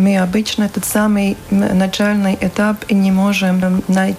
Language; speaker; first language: Russian; non-native, local second language; Latvian